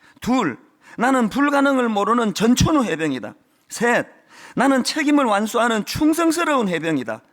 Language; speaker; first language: Korean; native; Korean